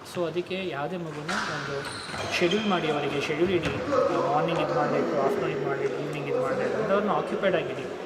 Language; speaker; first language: Kannada; non-native, local second language; Hindi